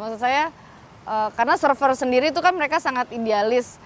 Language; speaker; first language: Indonesian; native; Indonesian